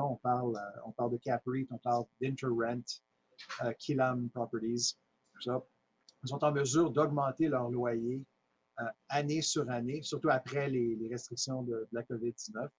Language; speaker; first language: French; native; French